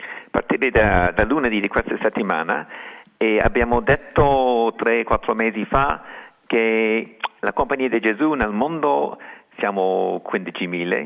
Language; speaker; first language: Italian; non-native, fluent; English